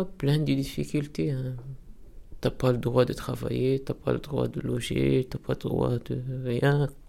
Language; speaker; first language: French; non-native, local second language; Arabic